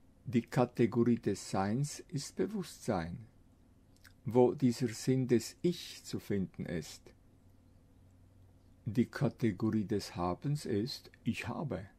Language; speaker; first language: German; non-native, fluent; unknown